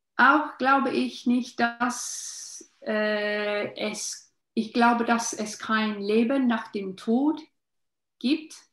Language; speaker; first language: German; non-native, learner; English